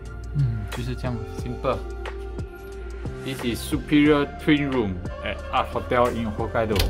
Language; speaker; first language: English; non-native, local second language; Chinese